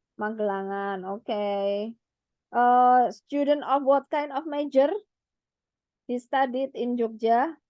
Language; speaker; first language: English; non-native, learner; Indonesian